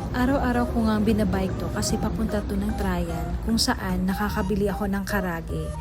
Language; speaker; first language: Filipino; non-native, local second language; Cebuano